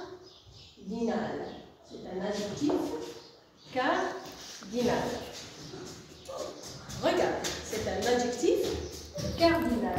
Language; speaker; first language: French; non-native, local second language; Arabic